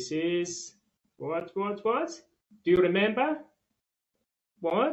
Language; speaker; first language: English; non-native, fluent; Tajik